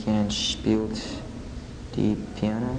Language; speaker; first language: German; non-native, learner; English